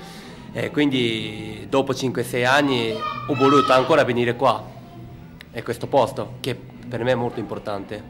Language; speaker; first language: Italian; non-native, learner; Japanese